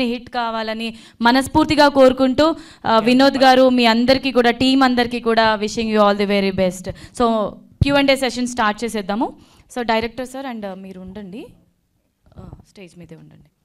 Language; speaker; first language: Telugu; native; Telugu